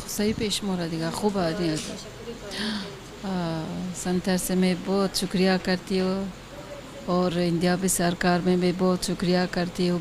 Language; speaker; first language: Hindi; non-native, learner; Persian